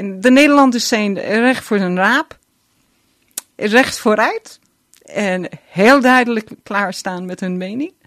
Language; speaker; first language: Dutch; non-native, fluent; English